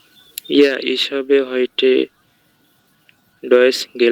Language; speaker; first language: German; non-native, learner; Bangla